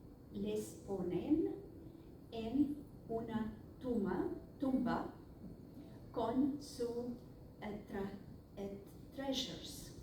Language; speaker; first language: Spanish; non-native, learner; Arabic